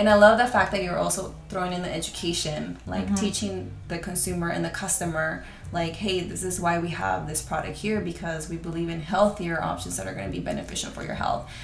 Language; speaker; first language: English; early bilingual, other home language; Spanish